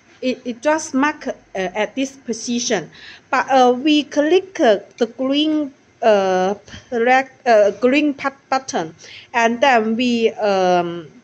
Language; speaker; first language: English; non-native, learner; Chinese